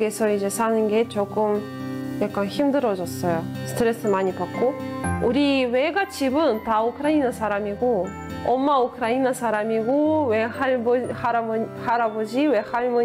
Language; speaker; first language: Korean; non-native, fluent; Russian